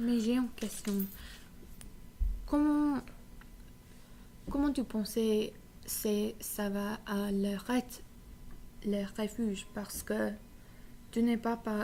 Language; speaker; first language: French; non-native, learner; English